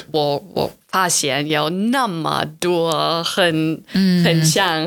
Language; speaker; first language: Chinese; non-native, fluent; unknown